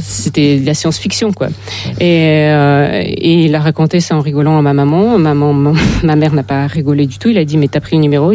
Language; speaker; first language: French; non-native, fluent; Russian